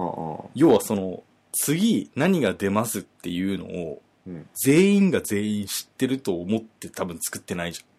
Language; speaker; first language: Japanese; native; Japanese